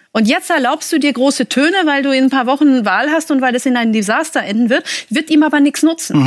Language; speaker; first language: German; early bilingual, heritage; German